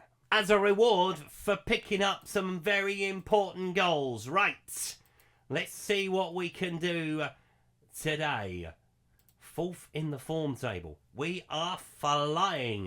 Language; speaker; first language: English; native; English